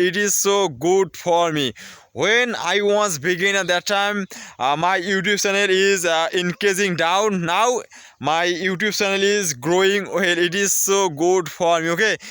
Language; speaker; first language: English; non-native, learner; Bangla